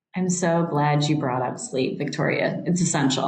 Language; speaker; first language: English; native; English